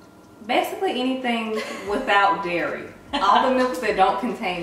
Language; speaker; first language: English; native; English